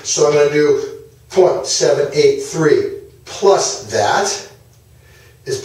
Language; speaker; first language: English; native; English